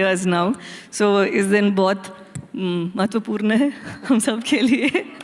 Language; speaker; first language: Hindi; non-native, learner; Tamil